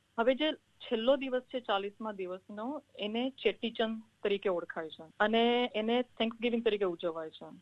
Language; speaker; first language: Gujarati; non-native, local second language; Sindhi